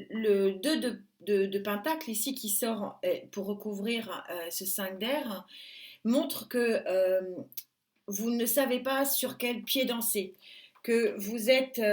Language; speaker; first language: French; native; French